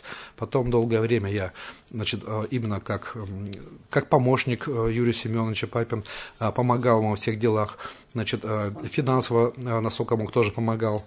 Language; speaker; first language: Russian; native; Russian